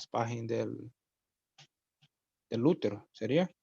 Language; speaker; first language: Spanish; non-native, learner; Portuguese